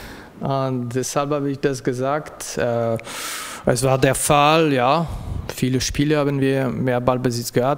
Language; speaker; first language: German; non-native, local second language; French